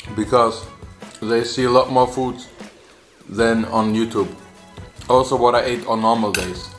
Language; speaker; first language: English; non-native, fluent; German